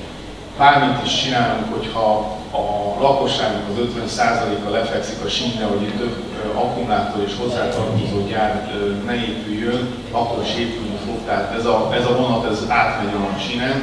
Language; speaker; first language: Hungarian; native; Hungarian